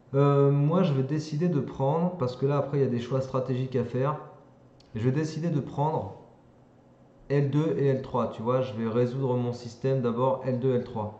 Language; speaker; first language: French; native; French